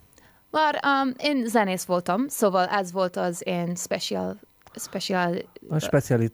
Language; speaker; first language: Hungarian; early bilingual, heritage; English